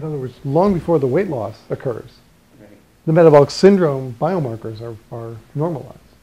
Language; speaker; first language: English; native; English